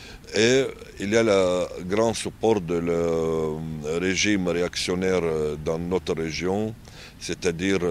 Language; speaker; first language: French; non-native, learner; Arabic